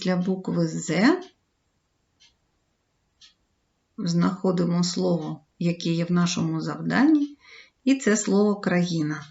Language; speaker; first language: Ukrainian; native; Ukrainian